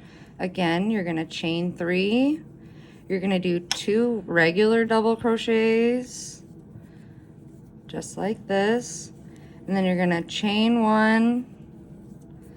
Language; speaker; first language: English; native; English